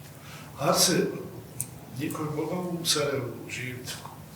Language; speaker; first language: Bosnian; native; Bosnian